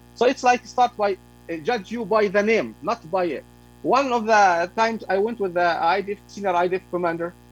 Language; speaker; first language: English; non-native, fluent; Arabic